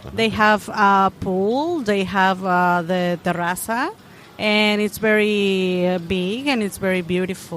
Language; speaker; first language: English; non-native, learner; Spanish